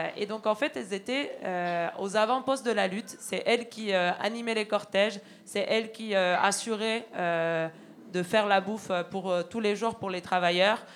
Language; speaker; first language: French; non-native, fluent; Spanish